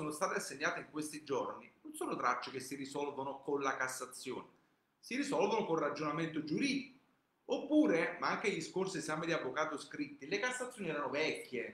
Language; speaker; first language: Italian; native; Italian